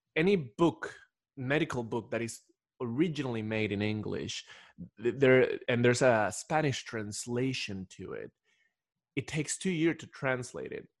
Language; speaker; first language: English; non-native, fluent; Spanish